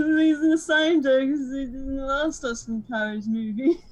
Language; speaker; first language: English; native; English